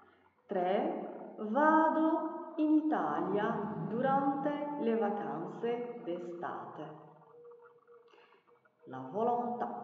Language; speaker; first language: Italian; non-native, fluent; Arabic